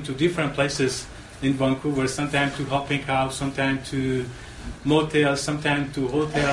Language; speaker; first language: English; non-native, learner; Arabic